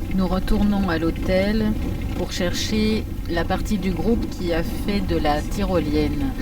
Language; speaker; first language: French; native; French